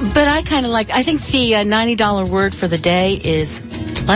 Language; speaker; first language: English; native; English